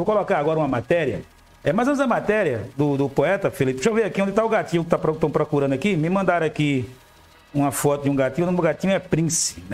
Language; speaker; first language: Portuguese; native; Portuguese